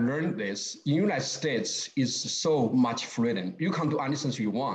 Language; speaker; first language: English; non-native, learner; Chinese